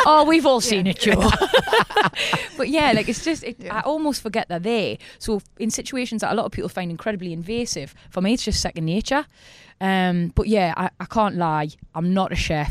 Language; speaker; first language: English; native; English